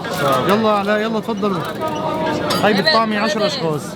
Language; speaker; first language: Arabic; native; Arabic